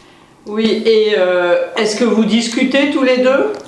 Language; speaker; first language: French; native; French